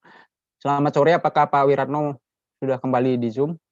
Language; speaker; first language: Indonesian; native; Indonesian